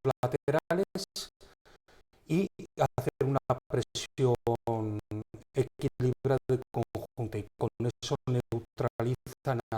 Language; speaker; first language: Spanish; native; Spanish